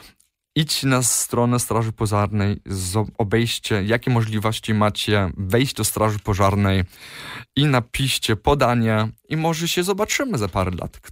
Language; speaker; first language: Polish; early bilingual, heritage; Polish